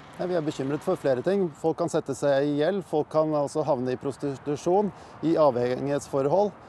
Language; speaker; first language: Norwegian; native; Norwegian